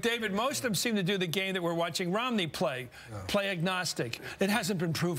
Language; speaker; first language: English; native; English